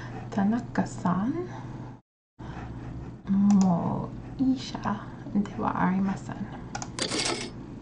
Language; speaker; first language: Japanese; non-native, learner; English